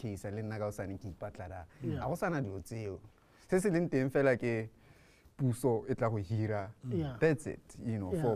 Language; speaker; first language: English; non-native, local second language; Tswana